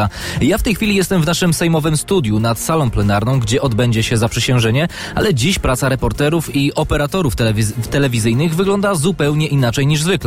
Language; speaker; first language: Polish; native; Polish